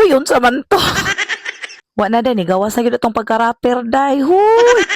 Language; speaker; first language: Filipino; non-native, local second language; Cebuano